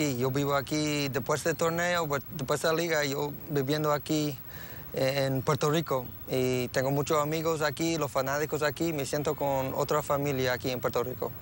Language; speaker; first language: Spanish; early bilingual, heritage; English